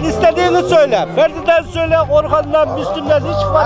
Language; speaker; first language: Turkish; native; Turkish